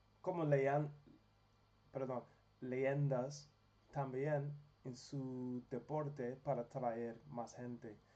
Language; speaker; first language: Spanish; non-native, learner; English